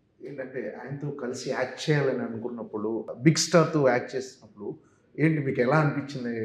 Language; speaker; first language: Telugu; native; Telugu